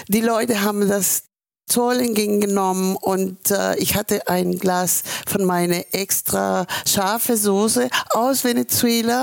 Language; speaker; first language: German; non-native, fluent; Spanish